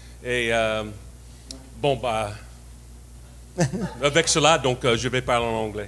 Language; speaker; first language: French; non-native, fluent; English